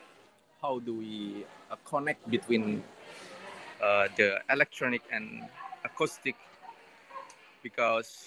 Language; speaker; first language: English; non-native, learner; Indonesian